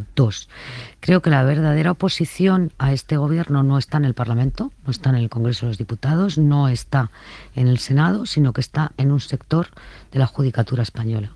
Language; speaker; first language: Spanish; native; Spanish